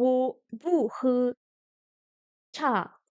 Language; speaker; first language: Chinese; non-native, learner; French